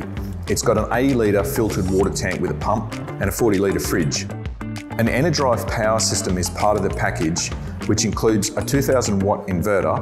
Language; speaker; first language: English; native; English